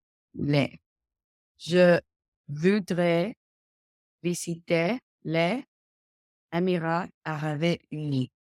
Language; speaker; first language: French; non-native, learner; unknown